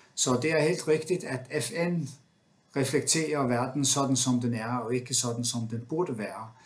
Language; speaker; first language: Danish; non-native, local second language; Faroese